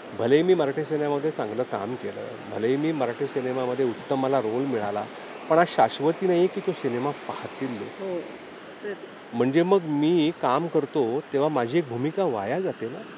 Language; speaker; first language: Marathi; native; Marathi